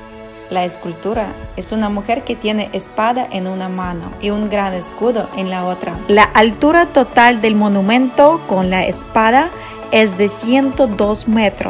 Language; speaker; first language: Spanish; non-native, fluent; Ukrainian